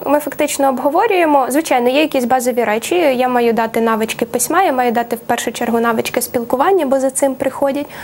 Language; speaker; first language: Ukrainian; native; Ukrainian